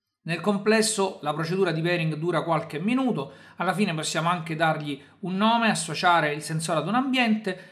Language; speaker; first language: Italian; native; Italian